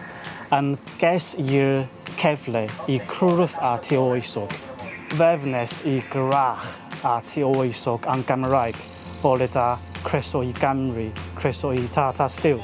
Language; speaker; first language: Welsh; non-native, learner; Chinese